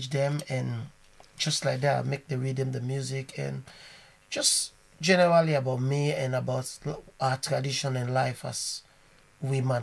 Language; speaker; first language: English; non-native, local second language; Krio